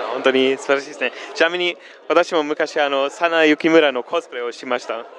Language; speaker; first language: Japanese; non-native, fluent; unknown